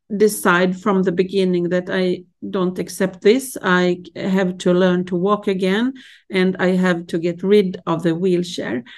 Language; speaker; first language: English; non-native, fluent; Swedish